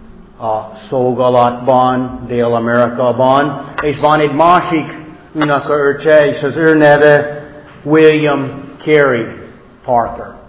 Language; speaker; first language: Hungarian; non-native, fluent; English